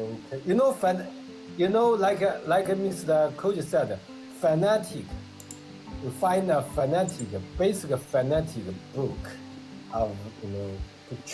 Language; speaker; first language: English; non-native, learner; Vietnamese